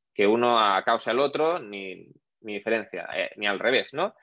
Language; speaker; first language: Spanish; native; Spanish